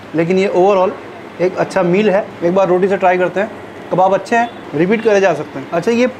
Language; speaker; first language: Hindi; native; Hindi